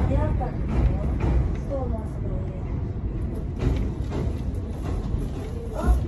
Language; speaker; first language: Japanese; native; Japanese